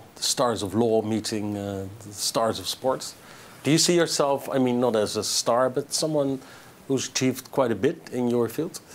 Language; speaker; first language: English; non-native, fluent; Dutch